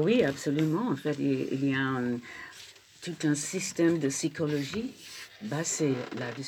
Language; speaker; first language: French; non-native, fluent; English